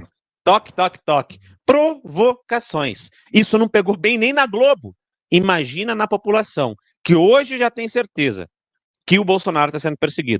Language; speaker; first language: Portuguese; native; Portuguese